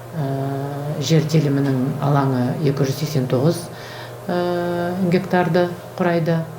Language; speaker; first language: Kazakh; native; Kazakh